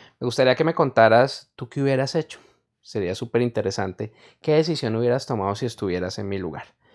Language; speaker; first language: Spanish; native; Spanish